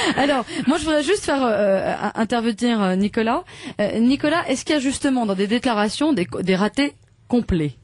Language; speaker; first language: French; native; French